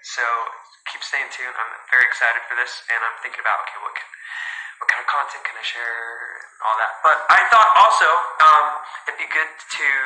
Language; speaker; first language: English; early bilingual, other home language; Spanish